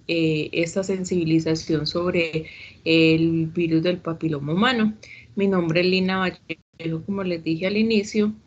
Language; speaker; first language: Spanish; native; Spanish